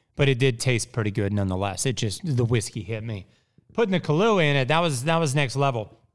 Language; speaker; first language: English; native; English